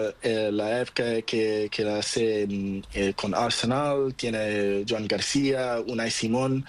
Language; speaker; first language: Spanish; non-native, learner; Portuguese